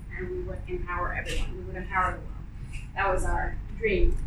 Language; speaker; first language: English; early bilingual, other home language; Arabic